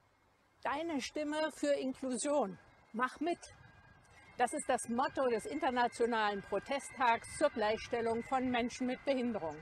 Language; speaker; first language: German; native; German